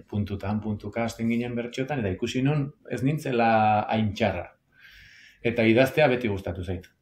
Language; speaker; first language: Basque; native; Basque